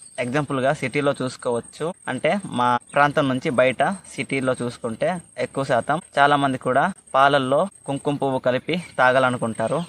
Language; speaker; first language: Telugu; non-native, local second language; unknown